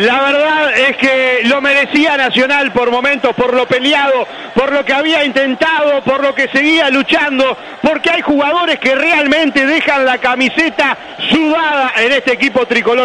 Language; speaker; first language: Spanish; native; Spanish